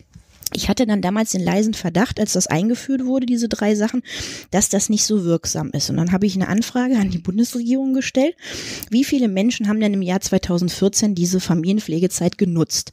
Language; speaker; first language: German; native; German